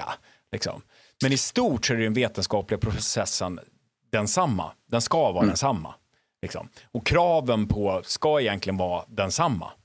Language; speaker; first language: Swedish; native; Swedish